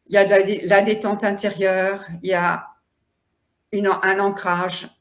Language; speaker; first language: French; native; French